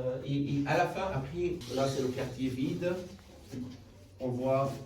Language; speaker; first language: French; non-native, fluent; Arabic